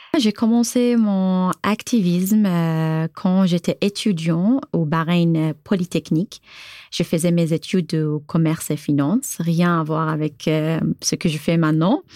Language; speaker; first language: French; non-native, fluent; Arabic